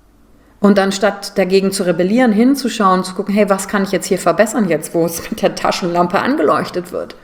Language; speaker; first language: German; native; German